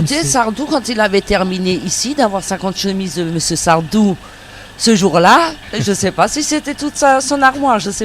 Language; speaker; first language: French; native; French